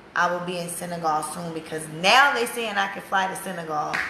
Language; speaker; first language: English; native; English